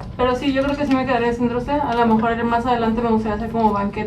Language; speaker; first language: Spanish; early bilingual, other home language; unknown